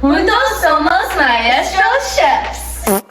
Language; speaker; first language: Spanish; non-native, learner; English